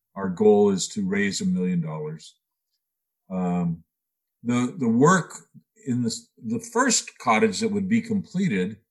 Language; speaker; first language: English; native; English